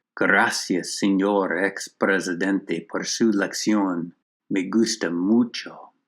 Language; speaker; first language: Spanish; non-native, learner; English